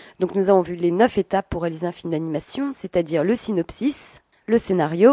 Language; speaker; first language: French; native; French